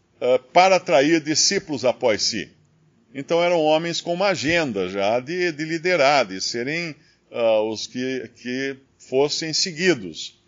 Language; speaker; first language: Portuguese; native; Portuguese